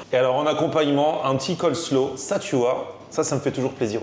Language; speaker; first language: French; native; French